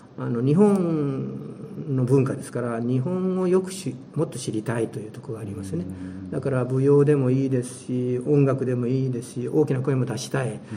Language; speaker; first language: Japanese; native; Japanese